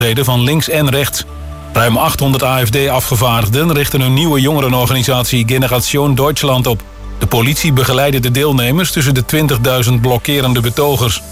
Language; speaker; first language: Dutch; native; Dutch